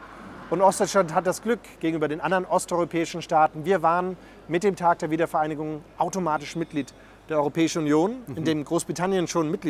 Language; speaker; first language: German; native; German